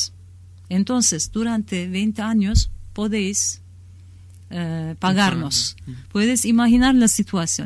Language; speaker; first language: Spanish; non-native, learner; Kurdish